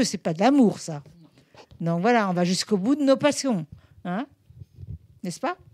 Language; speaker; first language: French; native; French